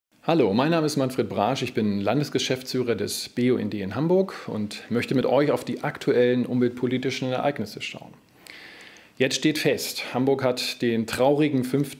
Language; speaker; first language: German; native; German